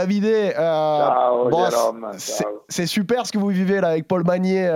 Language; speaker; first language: French; native; French